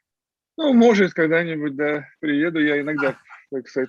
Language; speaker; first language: Russian; native; Russian